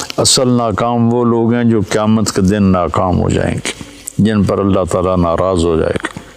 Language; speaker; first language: Urdu; non-native, local second language; Punjabi